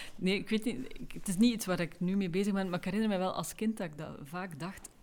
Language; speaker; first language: Dutch; native; Dutch